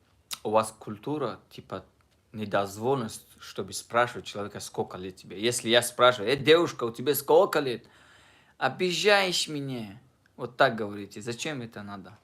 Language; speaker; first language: Russian; non-native, fluent; Tajik